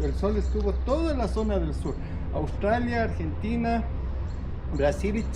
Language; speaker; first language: Spanish; native; Spanish